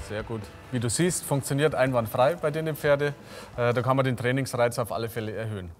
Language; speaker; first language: German; native; German